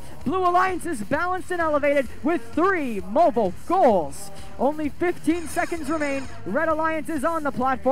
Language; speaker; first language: English; native; English